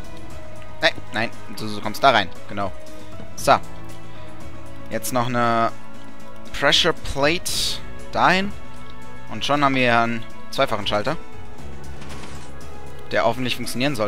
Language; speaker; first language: German; native; German